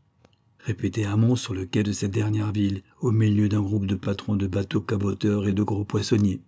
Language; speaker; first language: French; native; French